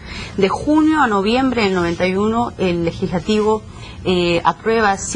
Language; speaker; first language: Spanish; native; Spanish